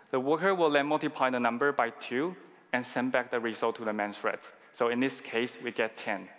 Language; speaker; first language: English; non-native, fluent; Chinese